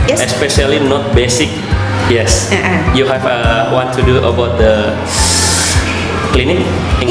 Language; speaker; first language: English; non-native, learner; Indonesian